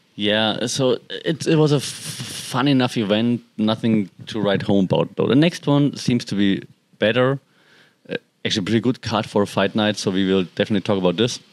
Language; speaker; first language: English; non-native, fluent; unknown